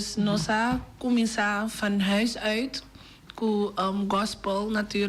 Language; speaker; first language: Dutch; non-native, local second language; Papiamento